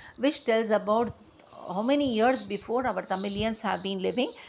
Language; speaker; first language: English; non-native, local second language; Tamil